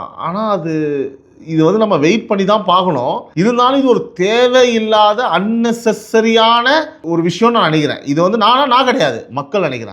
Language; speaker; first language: Tamil; native; Tamil